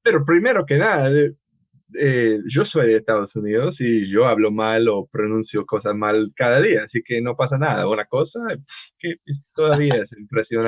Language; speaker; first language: Spanish; non-native, fluent; English